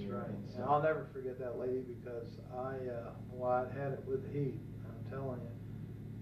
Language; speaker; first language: English; native; English